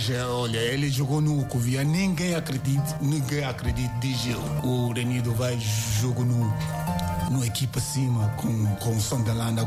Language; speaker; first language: Portuguese; non-native, learner; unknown